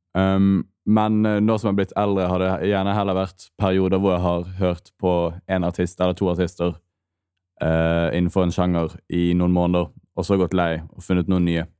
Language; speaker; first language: Norwegian; native; Norwegian